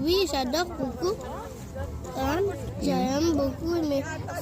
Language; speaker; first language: French; non-native, learner; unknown